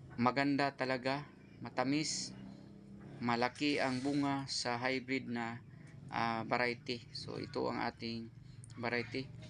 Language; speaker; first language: Filipino; non-native, local second language; Cebuano